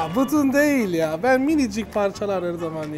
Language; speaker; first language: Turkish; non-native, learner; Italian